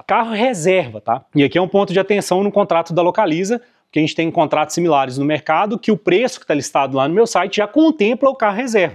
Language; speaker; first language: Portuguese; native; Portuguese